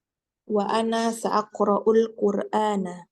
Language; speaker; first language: Arabic; non-native, fluent; Indonesian